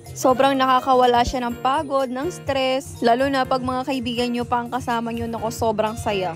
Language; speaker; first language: Filipino; native; Filipino